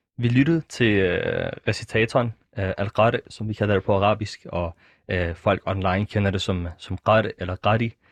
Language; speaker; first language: Danish; early bilingual, other home language; Arabic